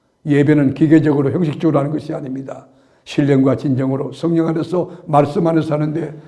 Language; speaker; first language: Korean; native; Korean